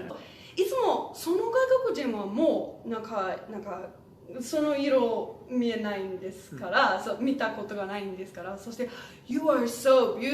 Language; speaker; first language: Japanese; non-native, learner; English